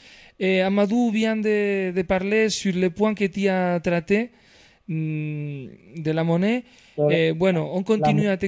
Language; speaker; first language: French; non-native, fluent; Spanish